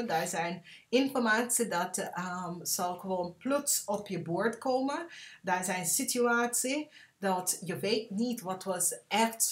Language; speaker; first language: Dutch; non-native, learner; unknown